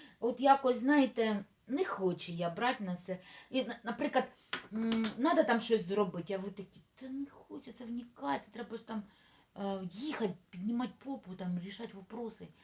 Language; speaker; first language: Ukrainian; non-native, local second language; Russian